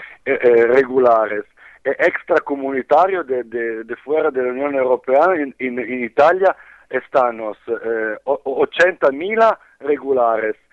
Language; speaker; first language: Spanish; non-native, learner; Italian